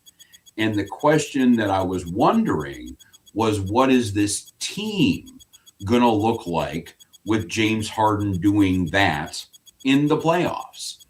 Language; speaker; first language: English; native; English